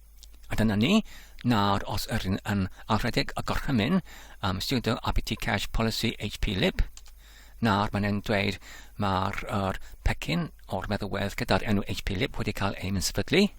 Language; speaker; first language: Welsh; non-native, learner; English